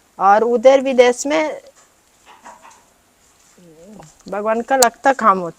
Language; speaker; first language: Hindi; non-native, learner; Italian